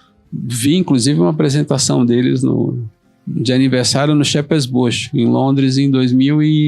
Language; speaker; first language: Portuguese; native; Portuguese